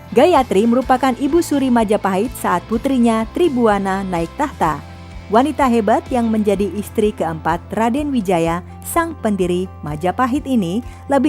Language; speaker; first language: Indonesian; native; Indonesian